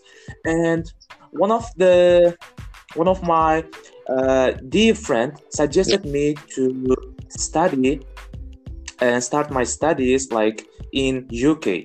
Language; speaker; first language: English; non-native, fluent; Uzbek